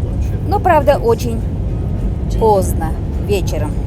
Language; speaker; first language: Russian; non-native, local second language; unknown